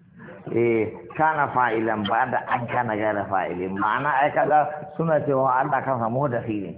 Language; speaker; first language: Arabic; non-native, fluent; Hausa